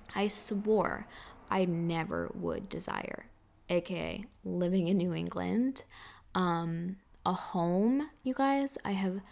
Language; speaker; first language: English; native; English